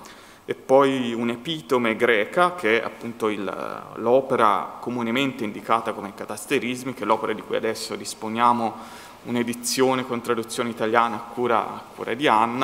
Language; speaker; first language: Italian; native; Italian